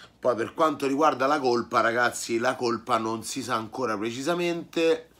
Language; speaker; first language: Italian; native; Italian